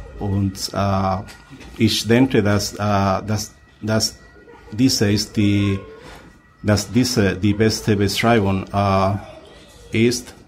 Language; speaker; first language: German; non-native, learner; Spanish